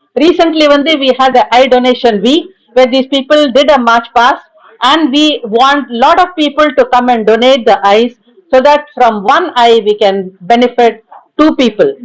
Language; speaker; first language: English; non-native, local second language; Tamil